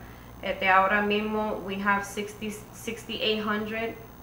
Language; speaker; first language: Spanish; early bilingual, heritage; Spanish